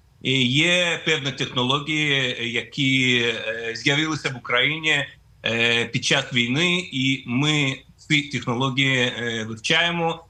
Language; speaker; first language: Ukrainian; non-native, fluent; Russian